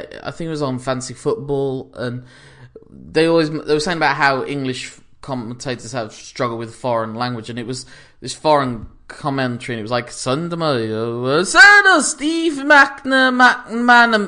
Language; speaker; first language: English; native; English